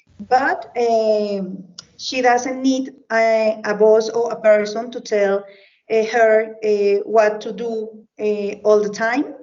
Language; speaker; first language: English; non-native, learner; Spanish